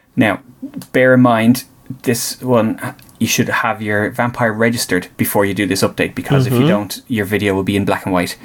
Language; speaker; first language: English; native; English